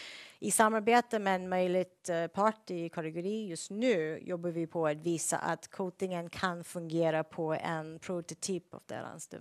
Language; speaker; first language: Swedish; non-native, fluent; English